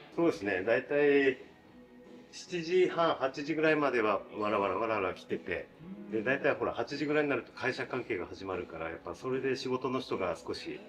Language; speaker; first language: Japanese; native; Japanese